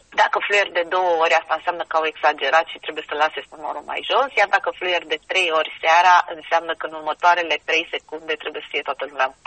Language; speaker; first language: Romanian; native; Romanian